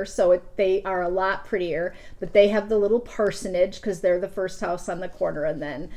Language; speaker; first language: English; native; English